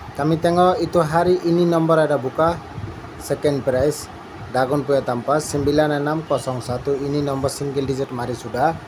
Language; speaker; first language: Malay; non-native, learner; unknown